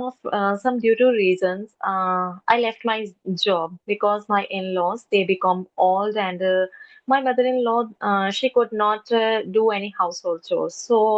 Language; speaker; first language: English; non-native, learner; Hindi